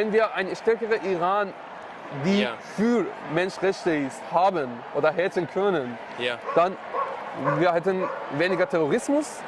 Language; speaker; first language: German; non-native, learner; Persian